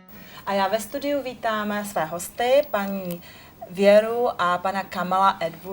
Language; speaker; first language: Czech; native; Czech